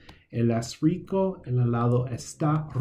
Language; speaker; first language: Spanish; non-native, fluent; English